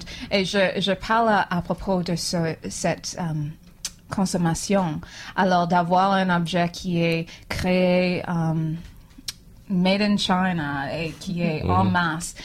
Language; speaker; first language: French; non-native, fluent; English